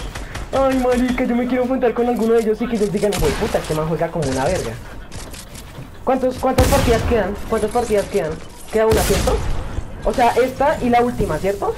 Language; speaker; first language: Spanish; native; Spanish